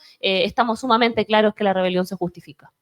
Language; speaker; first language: Spanish; native; Spanish